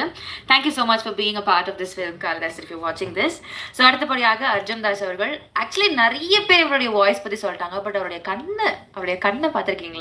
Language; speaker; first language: Tamil; native; Tamil